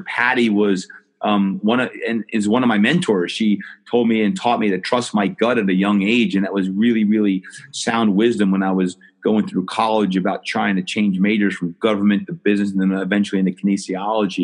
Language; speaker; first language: English; native; English